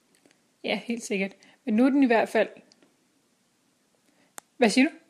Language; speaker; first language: Danish; native; Danish